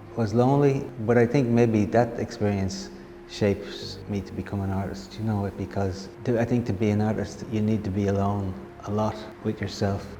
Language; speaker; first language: English; native; English